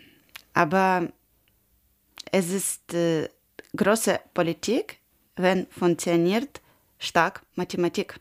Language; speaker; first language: German; non-native, learner; Ukrainian